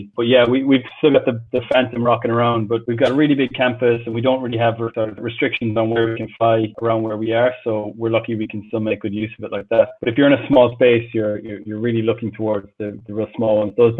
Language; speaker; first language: English; native; English